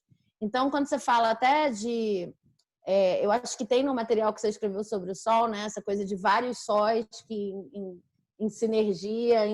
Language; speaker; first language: Portuguese; native; Portuguese